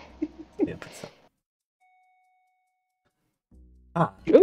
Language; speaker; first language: French; native; French